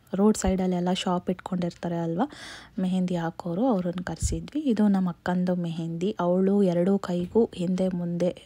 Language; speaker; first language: Kannada; native; Kannada